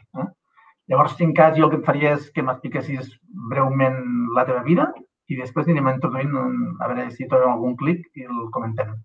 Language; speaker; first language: Catalan; native; Catalan